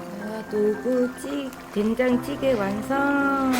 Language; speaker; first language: Korean; non-native, learner; Vietnamese